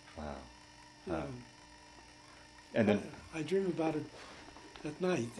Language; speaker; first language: English; native; English